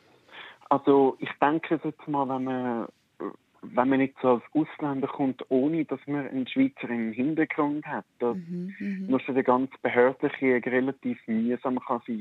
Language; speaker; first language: German; native; German